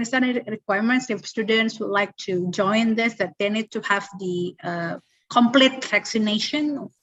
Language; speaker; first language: English; non-native, fluent; Indonesian